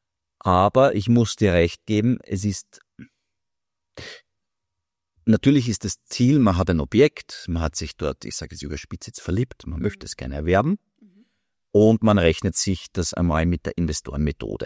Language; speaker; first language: German; native; German